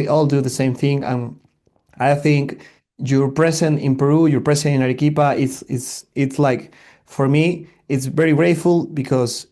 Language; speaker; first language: English; non-native, learner; Spanish